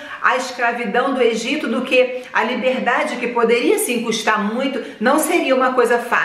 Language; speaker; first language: Portuguese; native; Portuguese